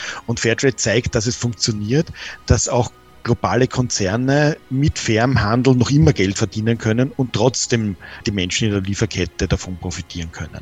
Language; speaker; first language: German; native; German